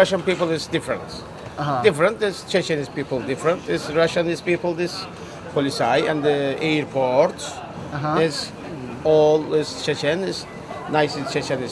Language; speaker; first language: English; non-native, learner; Turkish